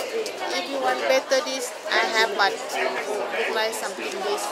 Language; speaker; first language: English; non-native, learner; Thai